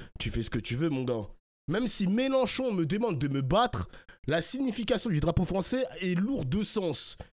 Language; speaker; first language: French; early bilingual, other home language; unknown